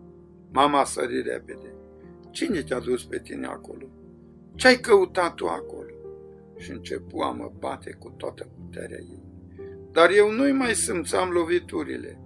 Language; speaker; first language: Romanian; native; Romanian